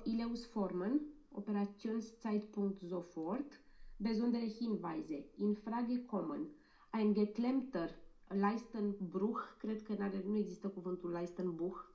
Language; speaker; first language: German; non-native, learner; Romanian